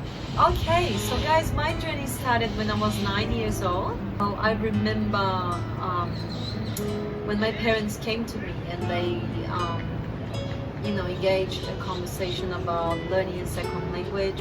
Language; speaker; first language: English; non-native, fluent; Portuguese